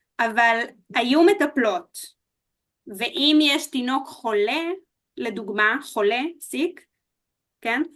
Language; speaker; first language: Hebrew; native; Hebrew